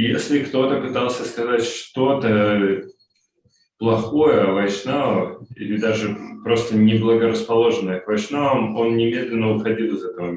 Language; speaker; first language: Russian; native; Russian